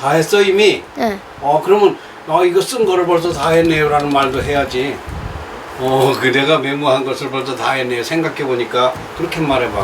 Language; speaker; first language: Korean; native; Korean